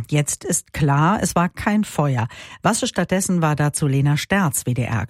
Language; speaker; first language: German; native; German